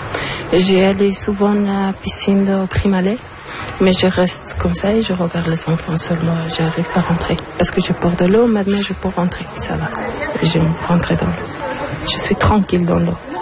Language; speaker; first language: French; non-native, learner; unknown